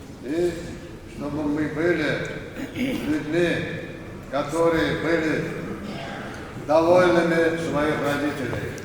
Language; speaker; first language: Russian; non-native, local second language; Kumyk